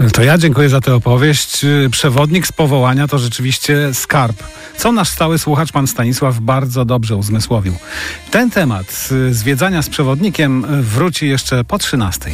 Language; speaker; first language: Polish; native; Polish